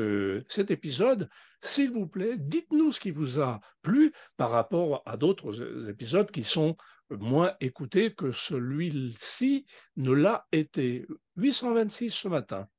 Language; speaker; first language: French; native; French